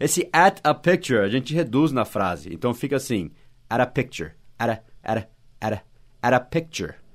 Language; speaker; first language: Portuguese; non-native, fluent; English